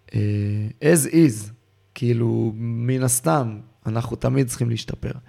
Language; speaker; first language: Hebrew; native; Hebrew